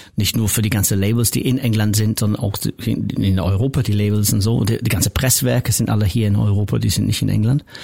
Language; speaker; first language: German; non-native, fluent; English